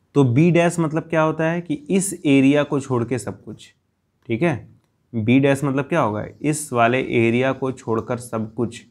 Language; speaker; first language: Hindi; native; Hindi